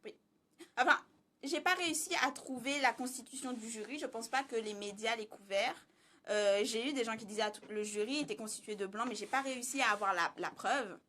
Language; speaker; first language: French; native; French